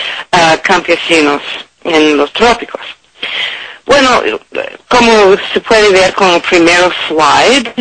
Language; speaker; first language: Spanish; non-native, learner; English